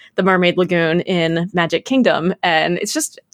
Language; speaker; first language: English; native; English